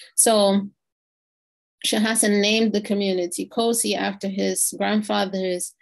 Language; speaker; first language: English; native; English